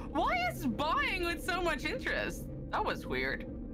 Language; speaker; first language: English; non-native, fluent; Dutch